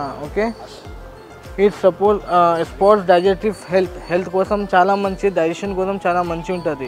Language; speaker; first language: Telugu; non-native, local second language; Urdu